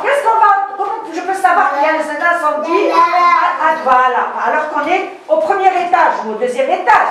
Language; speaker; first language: French; non-native, local second language; Arabic